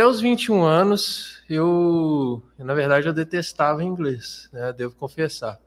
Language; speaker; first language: Portuguese; native; Portuguese